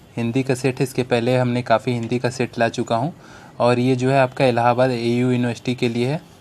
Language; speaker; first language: Hindi; native; Hindi